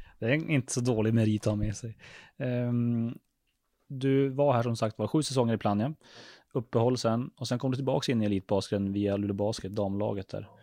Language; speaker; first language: Swedish; native; Swedish